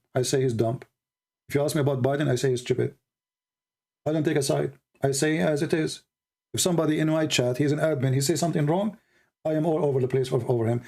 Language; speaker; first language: English; non-native, fluent; Arabic